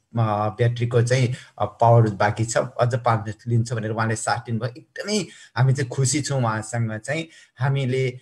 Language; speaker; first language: Nepali; non-native, local second language; Newari